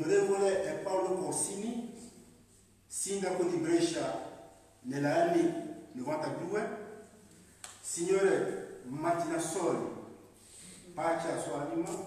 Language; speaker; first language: Italian; non-native, fluent; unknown